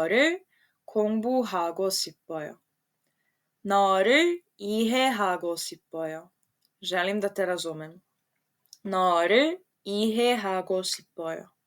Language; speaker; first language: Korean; non-native, fluent; Serbian